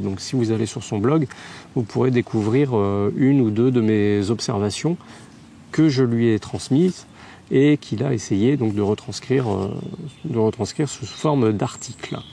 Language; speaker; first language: French; native; French